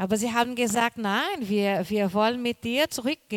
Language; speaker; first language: German; non-native, learner; Portuguese